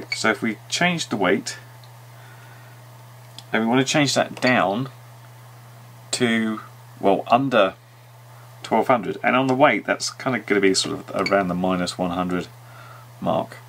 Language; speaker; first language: English; native; English